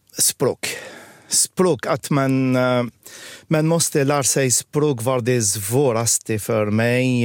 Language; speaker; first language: Swedish; non-native, learner; Arabic